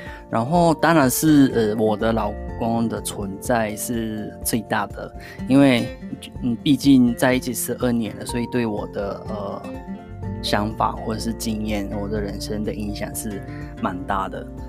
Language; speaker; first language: Chinese; non-native, fluent; Japanese